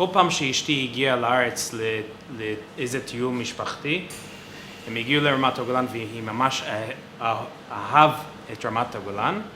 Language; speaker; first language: Hebrew; non-native, fluent; English